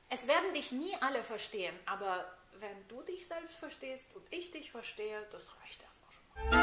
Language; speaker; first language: German; native; German